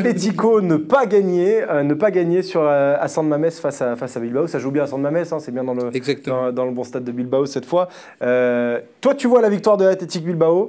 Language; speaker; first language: French; native; French